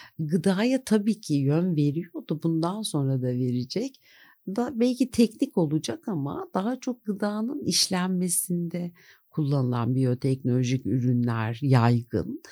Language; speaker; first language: Turkish; native; Turkish